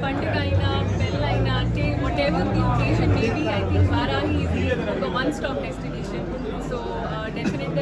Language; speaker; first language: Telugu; non-native, learner; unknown